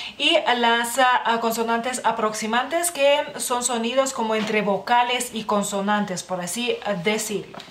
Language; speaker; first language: Spanish; non-native, fluent; Lithuanian